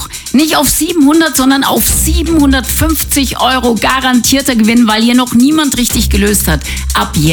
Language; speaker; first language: German; native; German